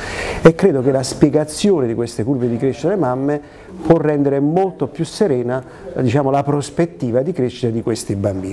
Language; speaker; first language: Italian; native; Italian